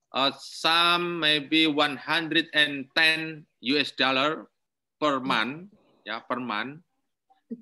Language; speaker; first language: English; non-native, learner; Indonesian